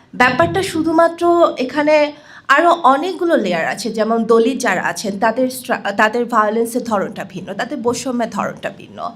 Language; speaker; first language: Bangla; non-native, local second language; Chakma